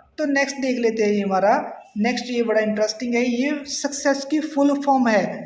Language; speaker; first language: Hindi; non-native, local second language; Punjabi